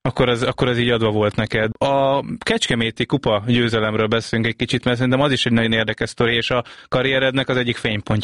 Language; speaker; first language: Hungarian; native; Hungarian